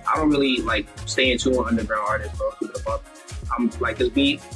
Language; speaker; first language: English; native; English